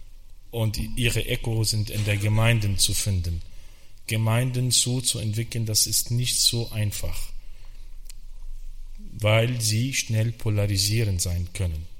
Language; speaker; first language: German; non-native, fluent; Arabic